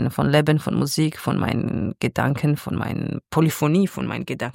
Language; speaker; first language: German; non-native, fluent; Georgian